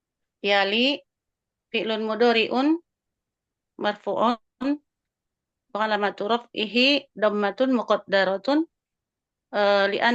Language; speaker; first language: Arabic; non-native, learner; Indonesian